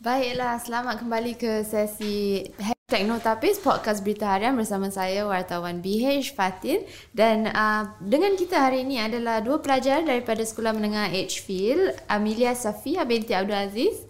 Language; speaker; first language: Malay; native; Malay